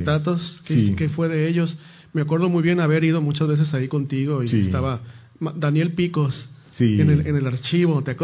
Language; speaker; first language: Spanish; native; Spanish